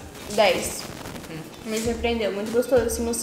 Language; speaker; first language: Portuguese; native; Portuguese